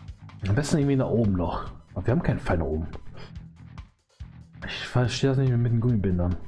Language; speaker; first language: German; native; German